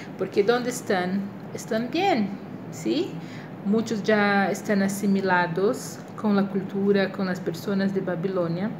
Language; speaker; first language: Spanish; non-native, fluent; Portuguese